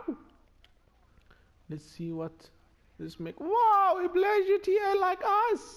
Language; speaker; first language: English; non-native, learner; Arabic